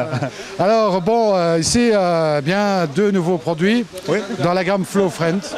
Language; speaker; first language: French; native; French